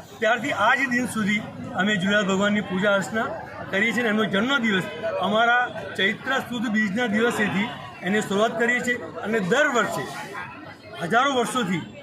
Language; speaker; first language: Gujarati; non-native, local second language; Sindhi